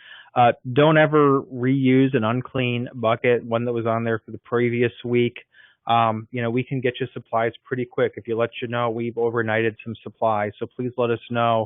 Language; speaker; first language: English; native; English